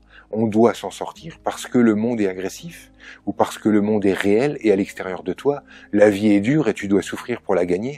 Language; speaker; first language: French; native; French